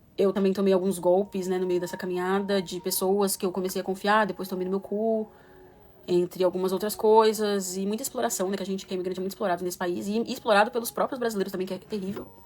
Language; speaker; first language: Portuguese; native; Portuguese